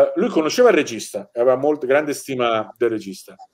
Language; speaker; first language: Italian; non-native, fluent; Persian